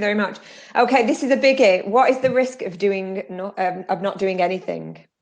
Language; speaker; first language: English; native; English